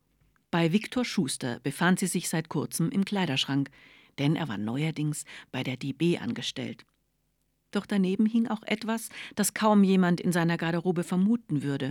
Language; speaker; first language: German; native; German